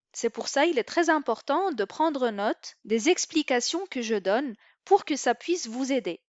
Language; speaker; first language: French; non-native, local second language; Arabic